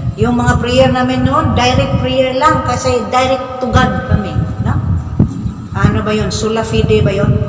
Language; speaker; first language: Filipino; non-native, local second language; Cebuano